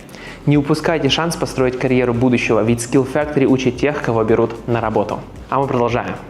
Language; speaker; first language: Russian; native; Russian